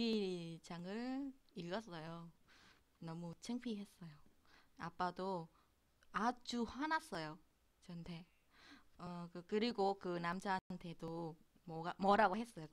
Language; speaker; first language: Korean; non-native, learner; Vietnamese